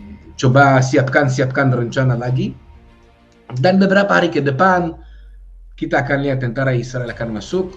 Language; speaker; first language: Indonesian; non-native, fluent; Hebrew